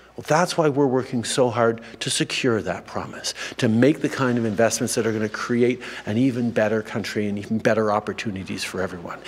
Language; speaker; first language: English; native; English